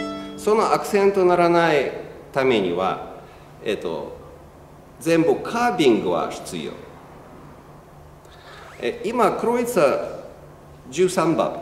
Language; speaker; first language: Japanese; non-native, learner; Russian